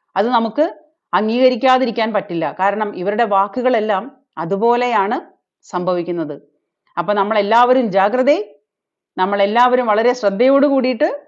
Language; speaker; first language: Malayalam; native; Malayalam